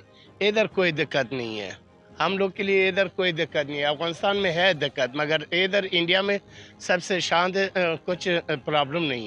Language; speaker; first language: Hindi; non-native, learner; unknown